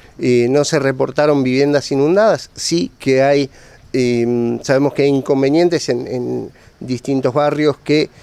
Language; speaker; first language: Spanish; native; Spanish